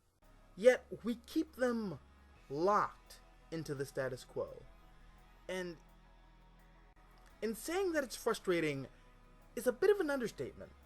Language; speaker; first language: English; native; English